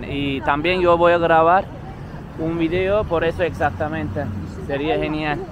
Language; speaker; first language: Spanish; non-native, fluent; Turkish